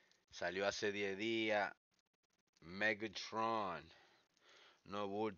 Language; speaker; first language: Spanish; early bilingual, other home language; English